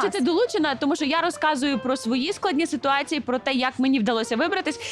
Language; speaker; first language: Ukrainian; native; Ukrainian